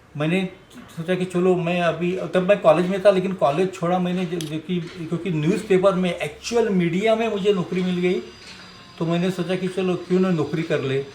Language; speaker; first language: Hindi; non-native, local second language; Marathi